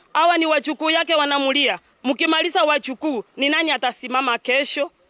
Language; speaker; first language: Swahili; non-native, local second language; Gusii